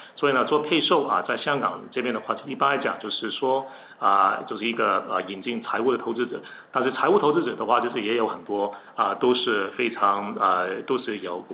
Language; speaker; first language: Chinese; native; Chinese